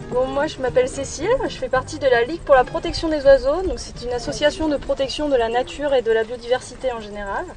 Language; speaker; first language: French; native; French